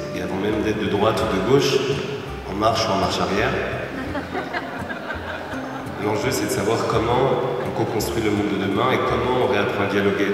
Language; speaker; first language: French; early bilingual, other home language; Portuguese